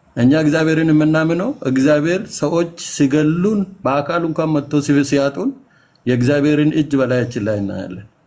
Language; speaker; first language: Amharic; non-native, local second language; Oromo